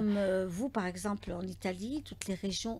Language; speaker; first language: French; native; French